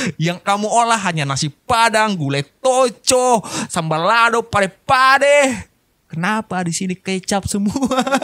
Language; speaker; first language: Indonesian; native; Indonesian